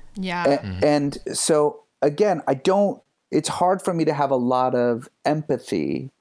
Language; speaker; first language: English; early bilingual, other home language; Persian